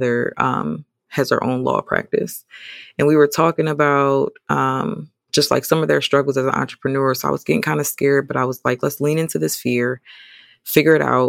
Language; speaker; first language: English; native; English